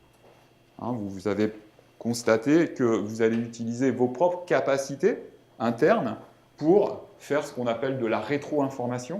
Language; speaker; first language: French; native; French